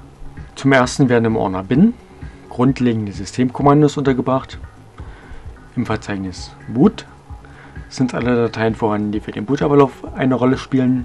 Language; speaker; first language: German; native; German